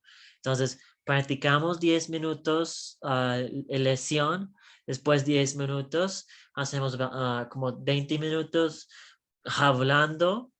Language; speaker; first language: Spanish; non-native, learner; English